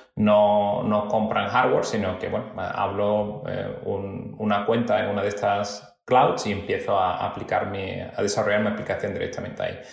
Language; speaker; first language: Spanish; native; Spanish